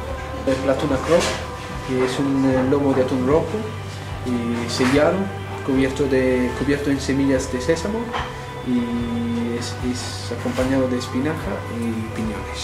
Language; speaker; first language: Spanish; non-native, fluent; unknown